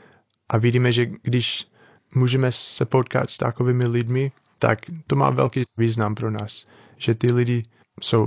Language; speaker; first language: Czech; non-native, fluent; English